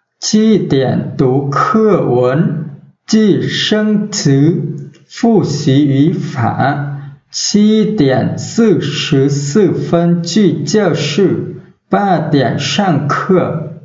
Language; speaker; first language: Chinese; non-native, fluent; Vietnamese